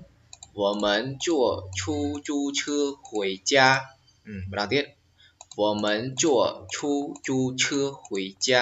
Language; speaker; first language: Chinese; non-native, fluent; Khmer